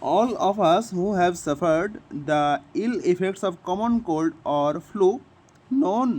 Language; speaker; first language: English; non-native, local second language; Bangla